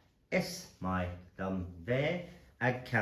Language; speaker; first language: Irish; non-native, local second language; English